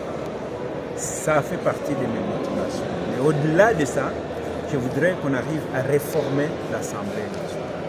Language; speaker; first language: French; non-native, local second language; Swahili